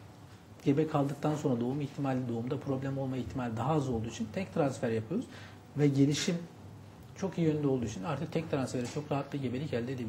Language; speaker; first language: Turkish; native; Turkish